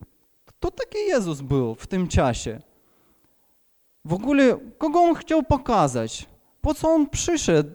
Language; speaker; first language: Polish; non-native, fluent; Ukrainian